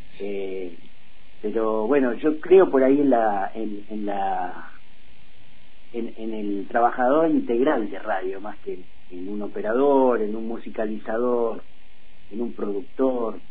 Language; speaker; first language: Spanish; native; Spanish